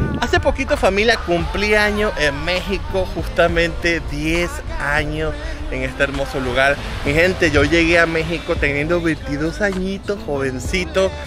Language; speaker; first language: Spanish; native; Spanish